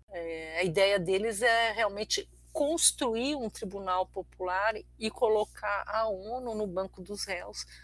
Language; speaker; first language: Portuguese; early bilingual, other home language; Armenian